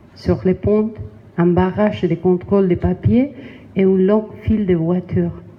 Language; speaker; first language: French; non-native, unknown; Spanish